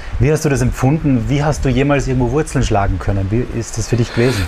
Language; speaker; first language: German; native; German